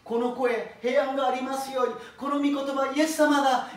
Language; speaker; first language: Japanese; non-native, fluent; Korean